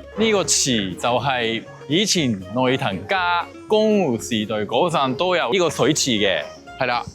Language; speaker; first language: Cantonese; non-native, fluent; Japanese